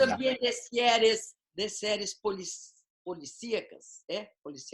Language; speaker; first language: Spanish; non-native, learner; Portuguese